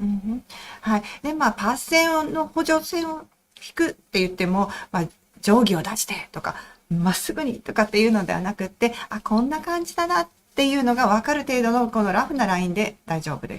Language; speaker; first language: Japanese; native; Japanese